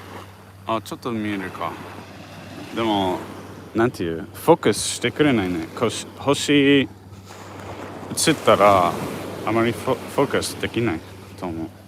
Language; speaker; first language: Japanese; non-native, fluent; English